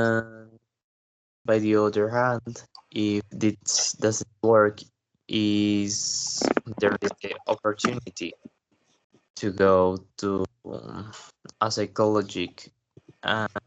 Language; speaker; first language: English; non-native, learner; Spanish